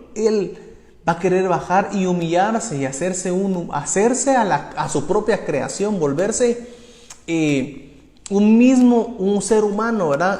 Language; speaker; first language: Spanish; native; Spanish